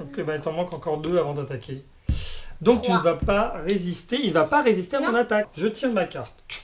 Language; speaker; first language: French; native; French